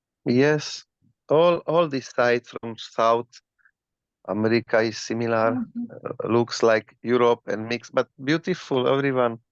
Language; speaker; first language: English; non-native, learner; Slovak